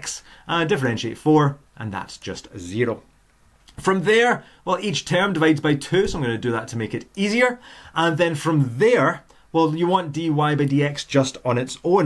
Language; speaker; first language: English; native; English